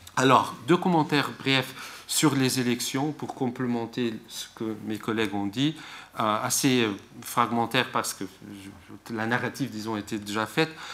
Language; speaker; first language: French; non-native, fluent; Portuguese